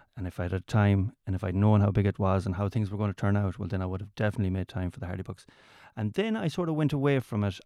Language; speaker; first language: English; native; English